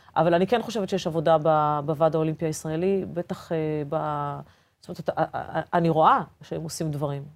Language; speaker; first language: Hebrew; early bilingual, other home language; Portuguese